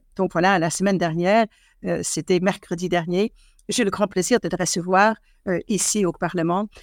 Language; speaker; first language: French; non-native, fluent; Dutch